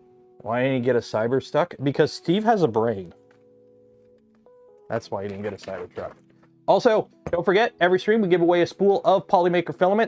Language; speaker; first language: English; native; English